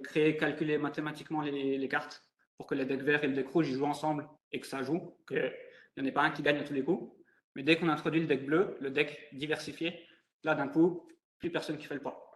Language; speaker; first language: French; native; French